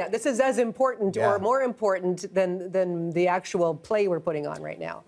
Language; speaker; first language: English; native; English